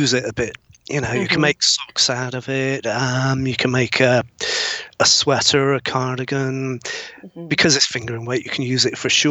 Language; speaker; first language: English; native; English